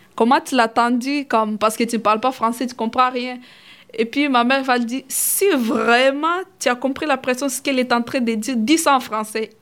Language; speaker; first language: French; non-native, fluent; Swahili